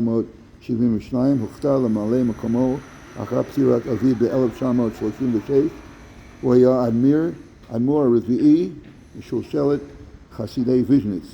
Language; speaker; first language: Hebrew; non-native, fluent; English